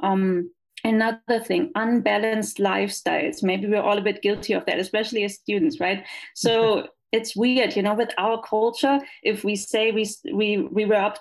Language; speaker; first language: English; non-native, fluent; German